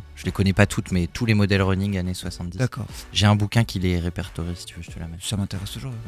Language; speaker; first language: French; native; French